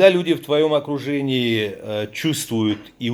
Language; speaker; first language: Russian; native; Russian